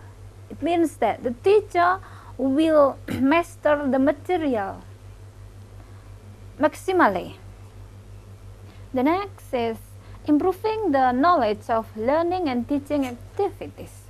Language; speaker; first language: English; non-native, local second language; Indonesian